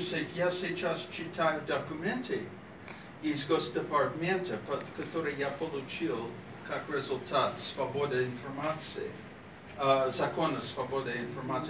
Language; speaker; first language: Russian; non-native, fluent; English